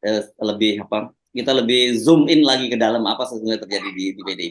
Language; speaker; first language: Indonesian; native; Indonesian